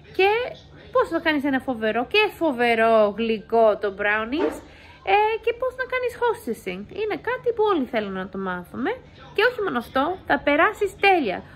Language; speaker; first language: Greek; early bilingual, heritage; English